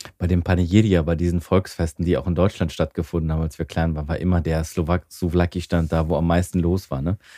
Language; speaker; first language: German; early bilingual, other home language; Greek